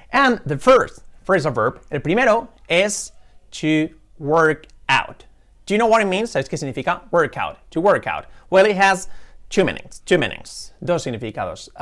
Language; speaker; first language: English; non-native, fluent; Spanish